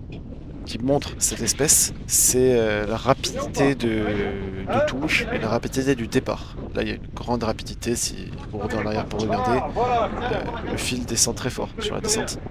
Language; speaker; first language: French; native; French